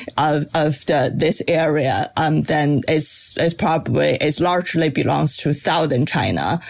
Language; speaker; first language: English; non-native, fluent; Chinese